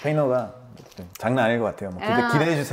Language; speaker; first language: Korean; non-native, fluent; Spanish